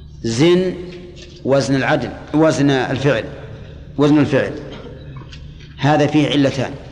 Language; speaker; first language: Arabic; native; Arabic